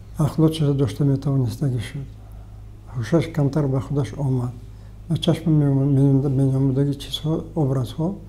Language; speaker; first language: Tajik; native; Tajik